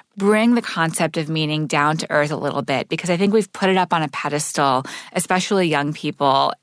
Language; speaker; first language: English; native; English